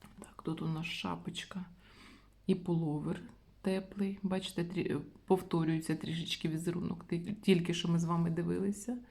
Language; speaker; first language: Ukrainian; non-native, local second language; Russian